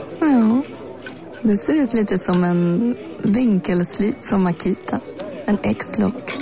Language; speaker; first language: Swedish; native; Swedish